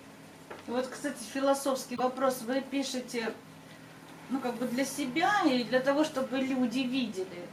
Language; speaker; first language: Russian; native; Russian